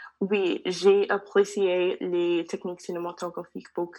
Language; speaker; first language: French; non-native, learner; English